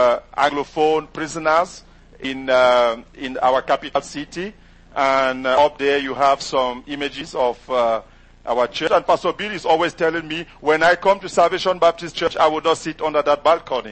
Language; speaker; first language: English; non-native, local second language; French